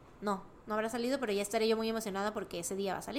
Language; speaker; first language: Spanish; native; Spanish